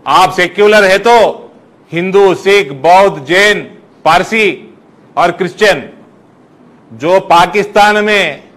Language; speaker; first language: Hindi; non-native, local second language; Telugu